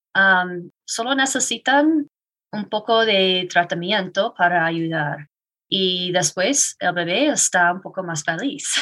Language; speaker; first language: Spanish; non-native, learner; English